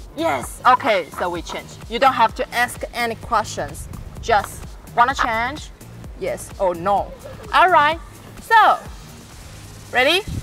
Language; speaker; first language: English; non-native, fluent; Chinese